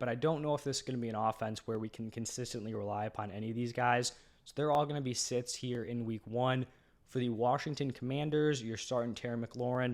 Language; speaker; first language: English; native; English